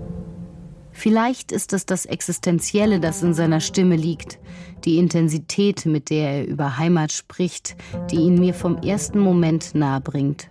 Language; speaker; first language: German; native; German